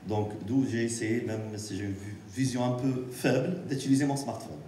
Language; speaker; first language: French; non-native, local second language; Arabic